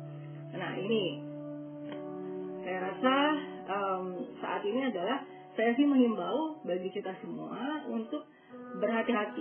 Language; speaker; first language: Indonesian; native; Indonesian